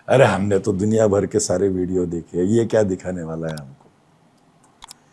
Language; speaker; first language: Hindi; non-native, local second language; Marathi